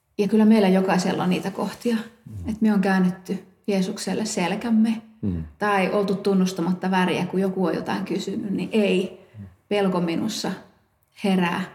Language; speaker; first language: Finnish; native; Finnish